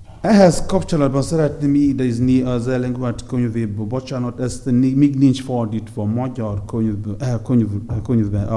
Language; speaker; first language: Hungarian; non-native, fluent; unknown